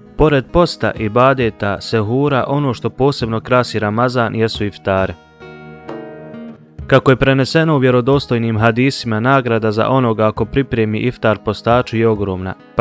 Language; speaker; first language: Bosnian; native; Bosnian